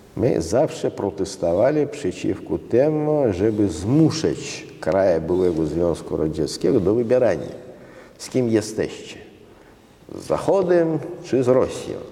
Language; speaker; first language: Polish; non-native, fluent; Russian